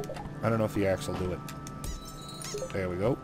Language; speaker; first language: English; native; English